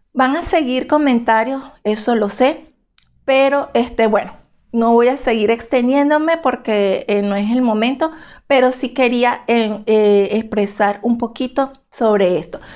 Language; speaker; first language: Spanish; native; Spanish